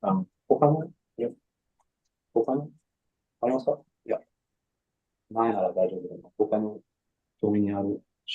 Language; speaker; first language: Japanese; non-native, learner; English